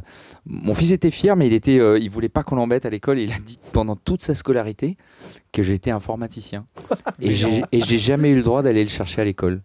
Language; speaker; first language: French; native; French